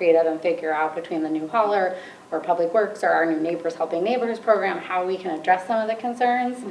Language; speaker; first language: English; native; English